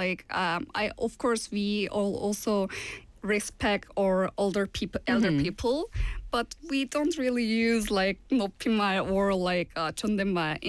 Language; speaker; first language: English; non-native, fluent; Turkish